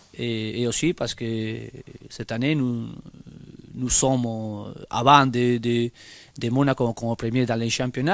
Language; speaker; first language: French; non-native, fluent; Spanish